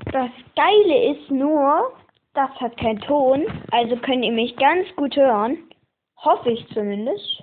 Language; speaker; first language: German; native; German